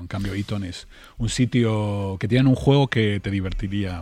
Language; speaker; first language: Spanish; native; Spanish